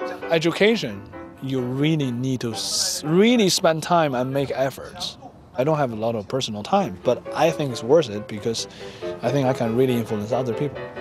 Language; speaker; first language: English; non-native, fluent; Chinese